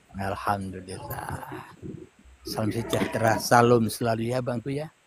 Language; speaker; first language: Indonesian; native; Indonesian